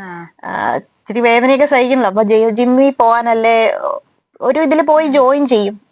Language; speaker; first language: Malayalam; native; Malayalam